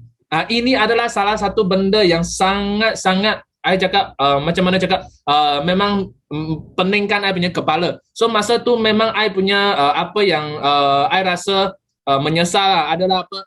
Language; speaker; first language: Malay; native; Malay